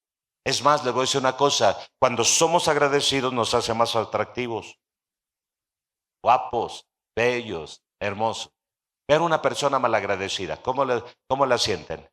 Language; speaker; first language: Spanish; native; Spanish